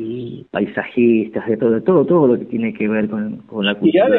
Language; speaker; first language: Spanish; native; Spanish